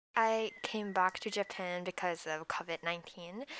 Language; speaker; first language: English; non-native, fluent; Japanese